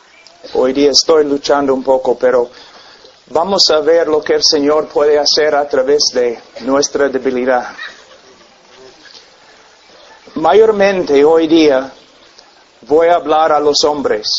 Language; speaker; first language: Spanish; non-native, fluent; English